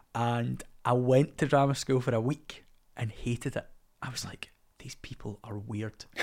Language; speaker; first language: English; native; English